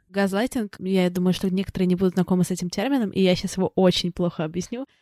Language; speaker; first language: Russian; native; Russian